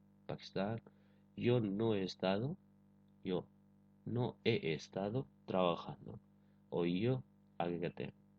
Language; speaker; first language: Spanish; non-native, fluent; Urdu